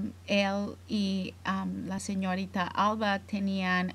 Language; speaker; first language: Spanish; early bilingual, heritage; English